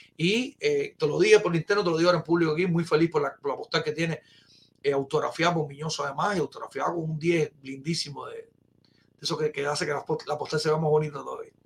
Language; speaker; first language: Spanish; native; Spanish